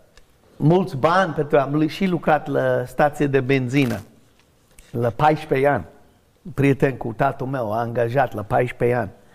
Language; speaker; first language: Romanian; non-native, learner; English